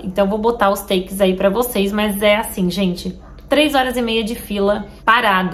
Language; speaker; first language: Portuguese; native; Portuguese